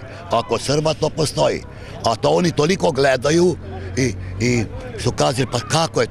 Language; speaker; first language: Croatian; early bilingual, heritage; Serbian